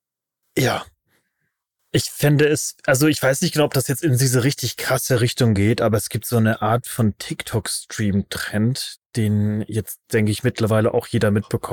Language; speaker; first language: German; native; German